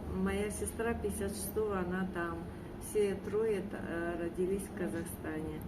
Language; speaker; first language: Russian; native; Russian